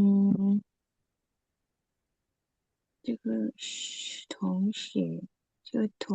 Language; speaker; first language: Chinese; non-native, learner; Indonesian